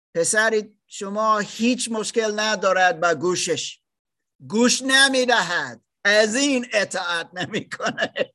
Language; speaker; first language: Persian; non-native, learner; German